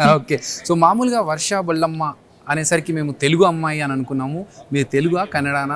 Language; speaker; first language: Telugu; native; Telugu